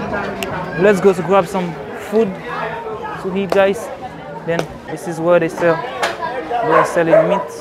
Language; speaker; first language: English; non-native, fluent; Haitian Creole